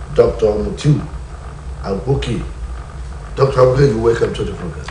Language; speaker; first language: English; non-native, local second language; Yoruba